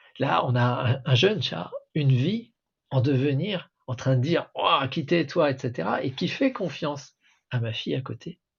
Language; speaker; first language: French; native; French